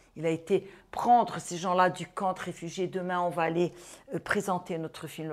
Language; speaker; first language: French; non-native, fluent; Portuguese